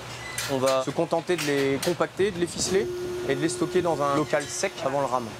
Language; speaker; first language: French; native; French